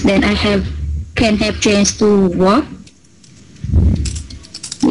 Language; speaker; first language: English; non-native, learner; Vietnamese